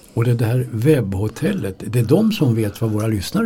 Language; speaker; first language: Swedish; native; Swedish